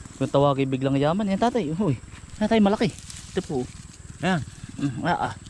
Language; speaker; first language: Filipino; native; Filipino